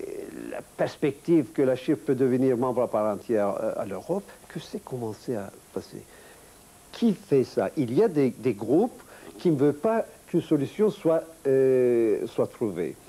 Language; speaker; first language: French; non-native, fluent; Turkish